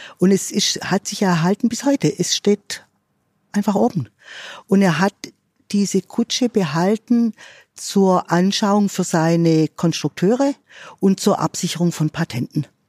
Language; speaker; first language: German; native; German